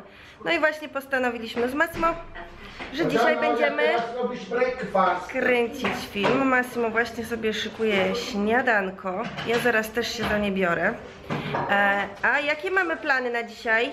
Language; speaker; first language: Polish; native; Polish